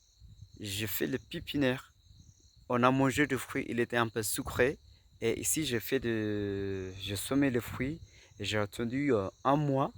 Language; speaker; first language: French; non-native, fluent; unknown